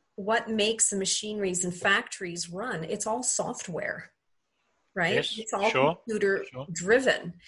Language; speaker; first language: English; native; English